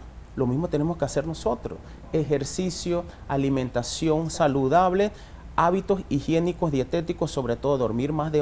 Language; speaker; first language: Spanish; native; Spanish